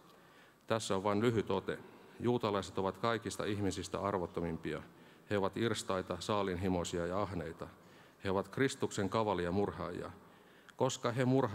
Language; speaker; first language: Finnish; native; Finnish